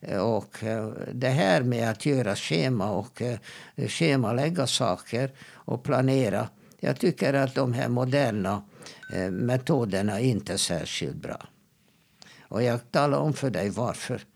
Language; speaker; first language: Swedish; non-native, fluent; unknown